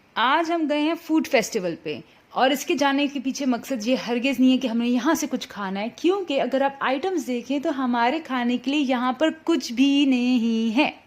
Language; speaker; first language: Urdu; native; Urdu